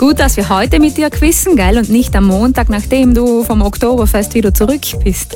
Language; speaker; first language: German; native; German